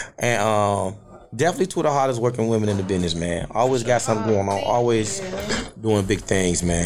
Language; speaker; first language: English; native; English